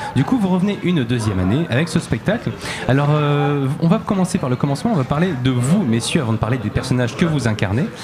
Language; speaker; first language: French; native; French